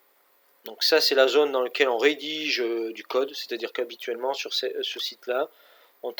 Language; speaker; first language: French; native; French